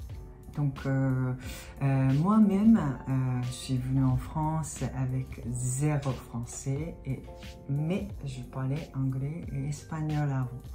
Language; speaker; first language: French; non-native, fluent; Japanese